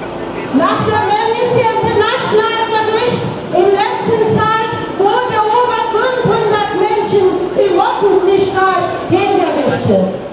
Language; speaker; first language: German; non-native, fluent; Persian